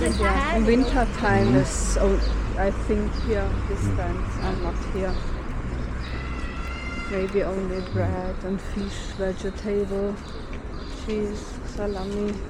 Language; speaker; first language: English; non-native, learner; German